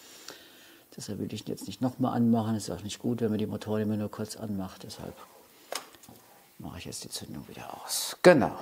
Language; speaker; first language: German; native; German